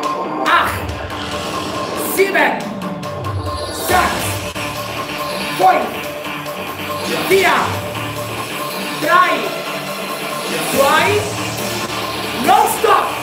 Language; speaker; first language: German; non-native, fluent; Portuguese